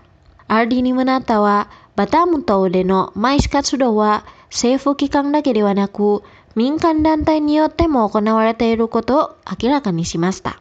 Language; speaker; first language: Japanese; non-native, fluent; Indonesian